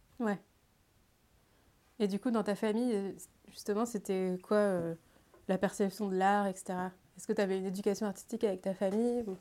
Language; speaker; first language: French; native; French